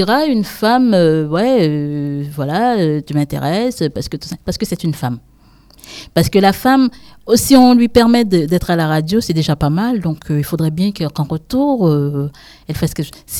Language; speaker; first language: French; non-native, local second language; Haitian Creole